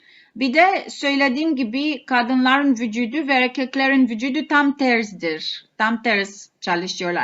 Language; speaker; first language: Turkish; non-native, learner; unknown